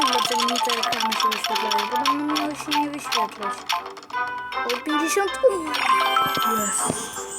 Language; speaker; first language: Polish; native; Polish